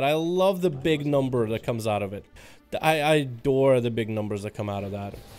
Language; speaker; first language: English; native; English